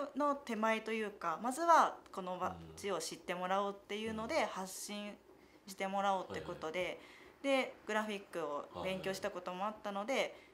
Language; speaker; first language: Japanese; native; Japanese